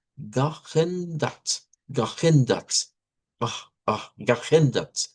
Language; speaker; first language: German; non-native, learner; Spanish